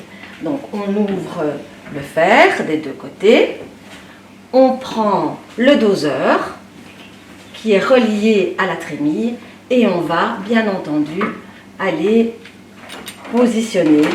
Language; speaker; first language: French; native; French